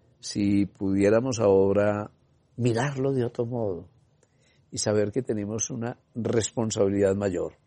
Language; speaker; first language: Spanish; native; Spanish